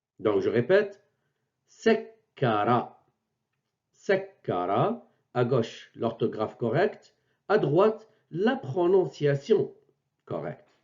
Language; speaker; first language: French; non-native, local second language; Arabic